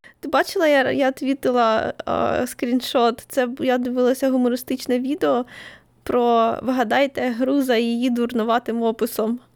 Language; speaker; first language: Ukrainian; native; Ukrainian